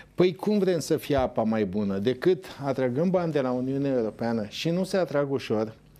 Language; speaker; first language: Romanian; native; Romanian